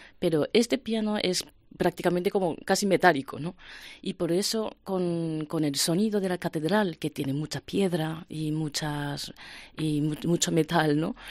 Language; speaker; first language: Spanish; non-native, fluent; Japanese